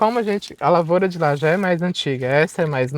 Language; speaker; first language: Portuguese; native; Portuguese